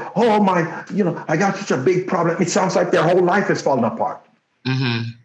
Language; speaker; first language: English; non-native, local second language; Jamaican Creole English